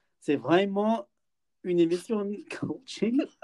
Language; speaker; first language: French; non-native, learner; English